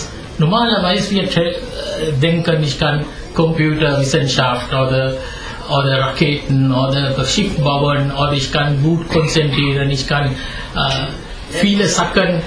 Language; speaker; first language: German; non-native, fluent; Sinhala